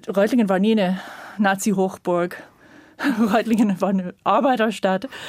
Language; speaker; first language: German; non-native, fluent; English